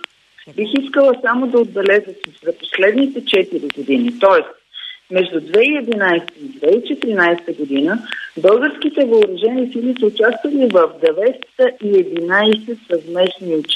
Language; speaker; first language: Bulgarian; native; Bulgarian